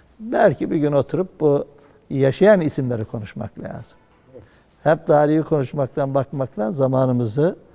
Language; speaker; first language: Turkish; native; Turkish